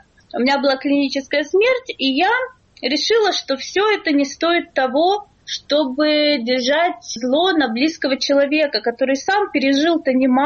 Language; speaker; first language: Russian; native; Russian